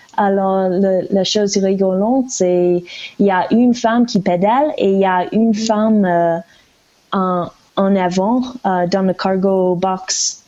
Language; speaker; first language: French; non-native, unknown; English